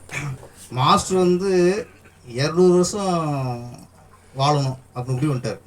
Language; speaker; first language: Tamil; native; Tamil